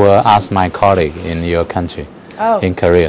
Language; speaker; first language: English; non-native, fluent; Chinese